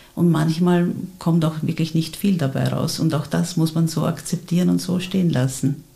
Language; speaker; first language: German; native; German